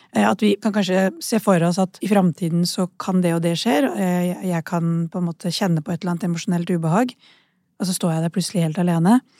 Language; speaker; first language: Norwegian; early bilingual, other home language; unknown